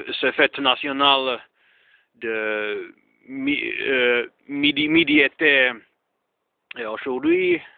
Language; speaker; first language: French; non-native, learner; Finnish